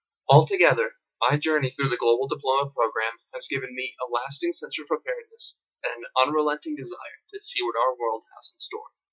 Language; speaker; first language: English; early bilingual, other home language; Polish